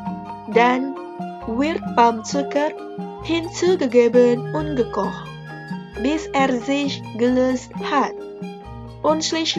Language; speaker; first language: German; non-native, fluent; Indonesian